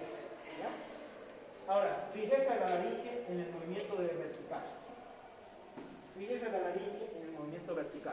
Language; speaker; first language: Spanish; native; Spanish